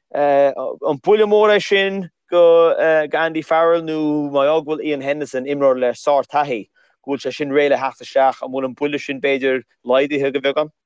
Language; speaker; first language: Irish; native; Irish